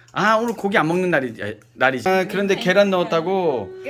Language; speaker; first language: Korean; native; Korean